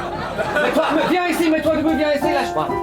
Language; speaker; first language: French; native; French